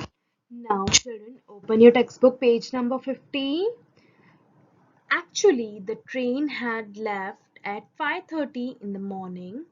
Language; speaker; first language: English; non-native, local second language; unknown